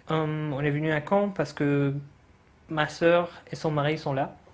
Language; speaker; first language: French; non-native, fluent; Arabic